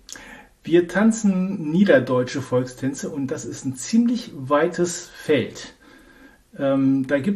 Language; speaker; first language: German; native; German